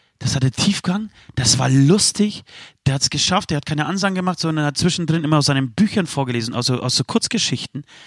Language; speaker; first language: German; early bilingual, other home language; Polish